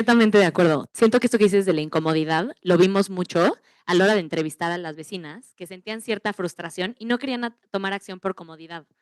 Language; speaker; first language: Spanish; native; Spanish